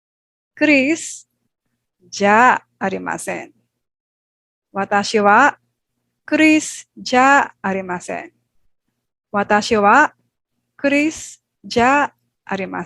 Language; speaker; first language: Japanese; non-native, fluent; Filipino